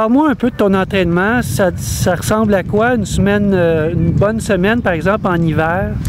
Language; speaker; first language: French; native; French